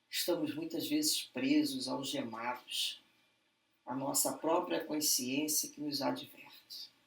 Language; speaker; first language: Portuguese; native; Portuguese